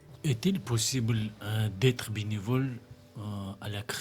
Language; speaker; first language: French; non-native, learner; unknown